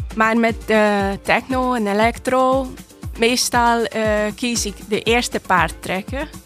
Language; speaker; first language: Dutch; non-native, learner; Hungarian